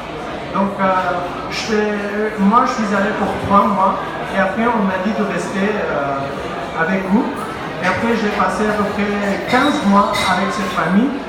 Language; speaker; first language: French; non-native, learner; Pashto